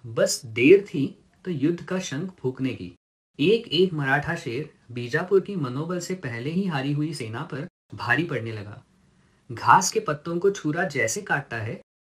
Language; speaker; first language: Hindi; non-native, local second language; Marathi